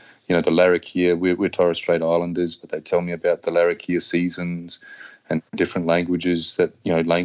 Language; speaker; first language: English; native; English